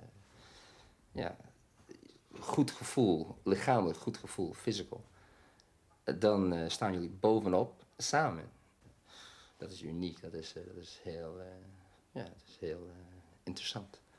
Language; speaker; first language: Dutch; non-native, learner; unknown